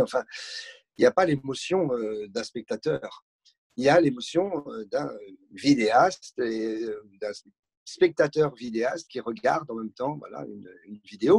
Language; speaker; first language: French; native; French